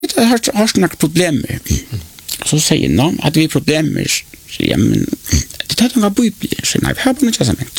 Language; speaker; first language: Norwegian; non-native, learner; Faroese